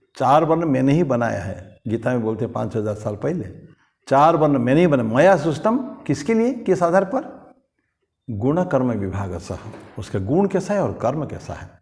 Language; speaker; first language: Hindi; non-native, local second language; Bangla